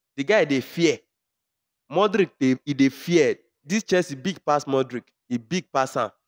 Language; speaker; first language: Nigerian Pidgin; non-native, local second language; Yoruba